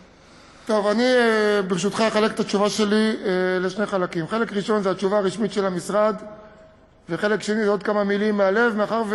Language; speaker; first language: Hebrew; native; Hebrew